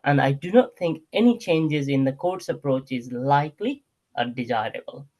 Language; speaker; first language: English; non-native, local second language; Nepali